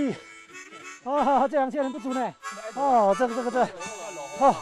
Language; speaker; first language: Chinese; native; Chinese